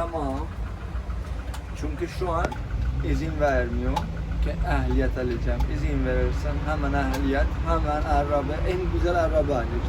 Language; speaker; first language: Turkish; non-native, learner; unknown